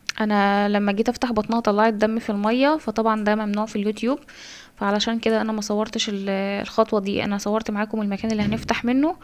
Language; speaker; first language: Arabic; native; Arabic